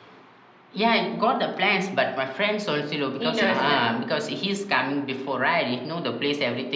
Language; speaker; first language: English; non-native, learner; Chinese